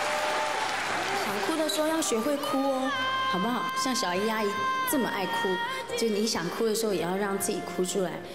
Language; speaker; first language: Chinese; native; Chinese